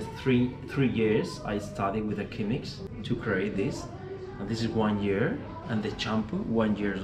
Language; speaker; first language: English; non-native, learner; Spanish